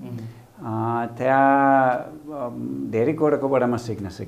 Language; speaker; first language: Nepali; non-native, fluent; English